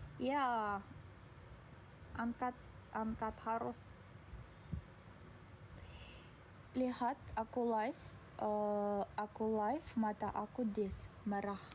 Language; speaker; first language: Indonesian; non-native, learner; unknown